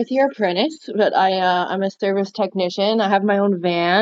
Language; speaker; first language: English; native; English